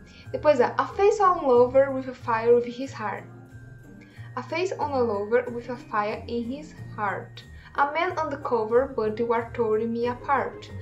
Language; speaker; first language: English; non-native, fluent; Portuguese